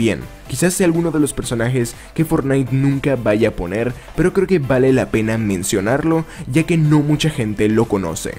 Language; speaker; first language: Spanish; native; Spanish